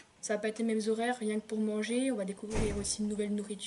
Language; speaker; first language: French; native; French